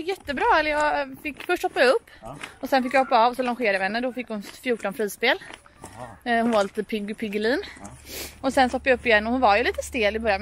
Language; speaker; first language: Swedish; native; Swedish